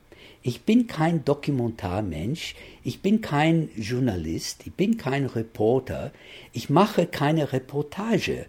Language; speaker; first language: German; non-native, fluent; English